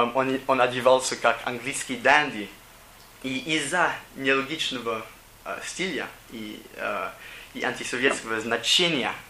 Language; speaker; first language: Russian; non-native, learner; English